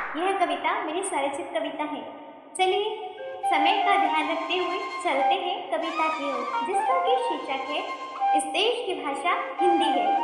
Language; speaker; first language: Hindi; native; Hindi